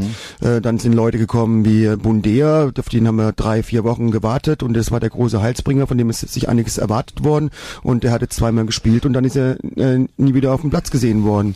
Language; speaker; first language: German; native; German